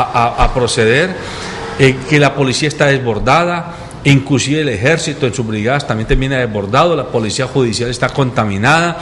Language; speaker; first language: Spanish; native; Spanish